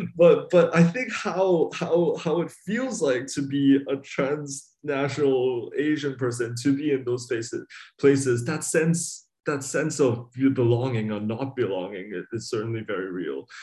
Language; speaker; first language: English; non-native, local second language; Cantonese